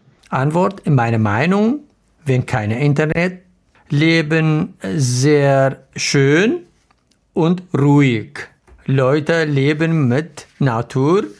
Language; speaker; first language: German; non-native, learner; Arabic